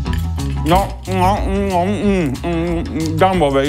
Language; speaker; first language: Swedish; native; Swedish